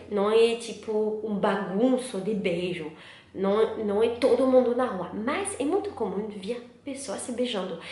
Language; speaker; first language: Portuguese; non-native, learner; French